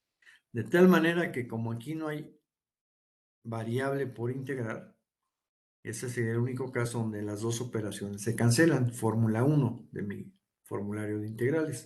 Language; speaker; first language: Spanish; native; Spanish